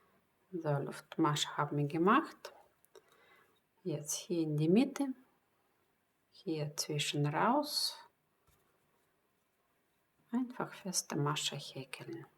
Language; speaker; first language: German; non-native, fluent; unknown